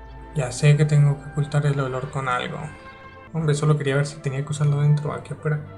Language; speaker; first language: Spanish; native; Spanish